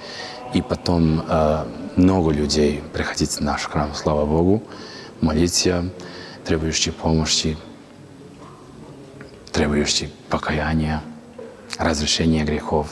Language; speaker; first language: Russian; non-native, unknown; Serbian